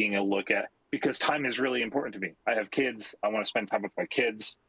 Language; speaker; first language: English; native; English